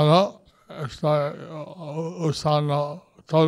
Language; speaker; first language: Spanish; non-native, learner; English